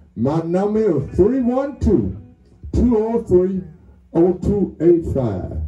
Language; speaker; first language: English; native; English